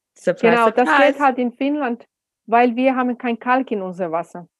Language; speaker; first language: German; non-native, fluent; Finnish